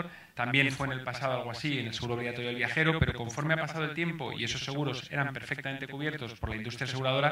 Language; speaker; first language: Spanish; native; Spanish